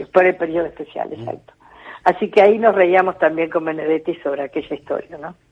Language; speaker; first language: Spanish; native; Spanish